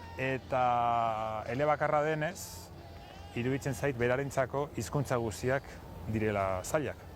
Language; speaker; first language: Basque; non-native, fluent; Spanish